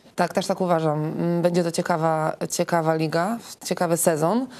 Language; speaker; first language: Polish; native; Polish